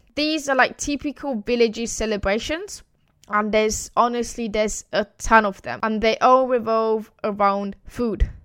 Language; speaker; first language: English; non-native, fluent; Italian